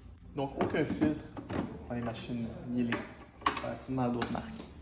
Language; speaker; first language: French; native; French